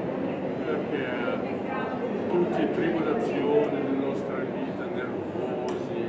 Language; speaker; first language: Italian; non-native, learner; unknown